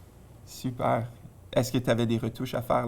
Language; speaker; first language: French; native; French